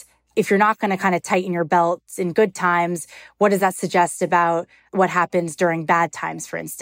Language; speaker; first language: English; native; English